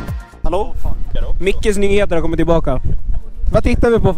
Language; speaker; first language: Swedish; native; Swedish